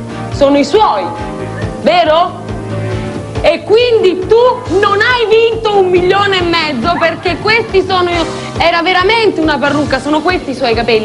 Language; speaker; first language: Italian; native; Italian